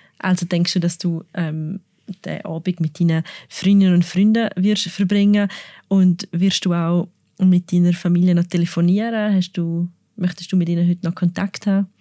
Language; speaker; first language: German; native; German